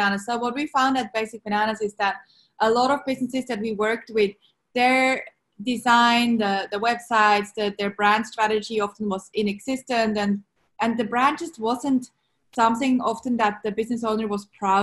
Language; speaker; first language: English; non-native, fluent; Swiss German